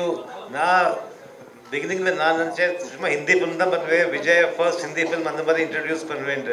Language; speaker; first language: Tamil; early bilingual, other home language; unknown